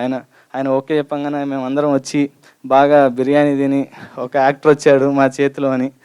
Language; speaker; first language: Telugu; native; Telugu